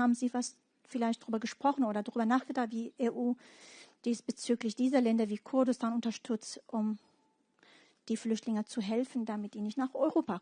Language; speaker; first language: German; non-native, fluent; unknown